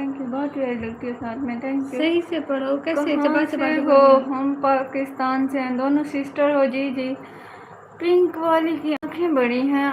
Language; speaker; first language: Urdu; non-native, local second language; Punjabi